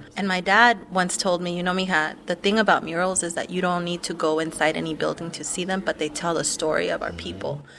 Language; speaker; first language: English; native; English